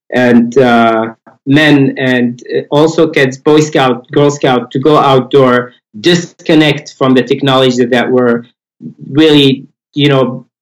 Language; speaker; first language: English; non-native, fluent; Arabic